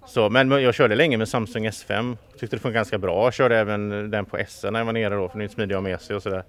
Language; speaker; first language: Swedish; native; Swedish